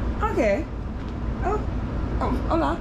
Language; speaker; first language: Spanish; non-native, learner; English